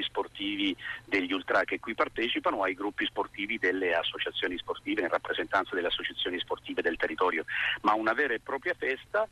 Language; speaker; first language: Italian; native; Italian